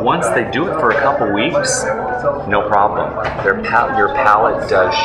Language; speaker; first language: English; native; English